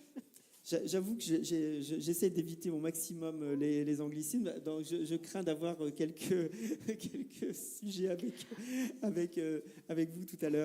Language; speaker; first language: French; native; French